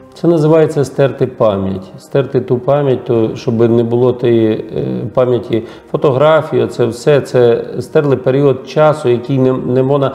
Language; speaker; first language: Ukrainian; native; Ukrainian